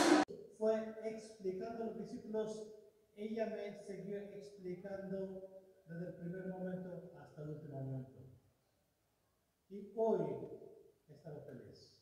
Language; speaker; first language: Spanish; non-native, fluent; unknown